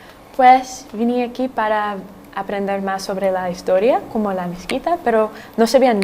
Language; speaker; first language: Spanish; non-native, fluent; English